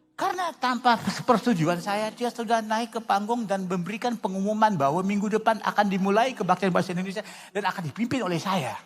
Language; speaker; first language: Indonesian; non-native, fluent; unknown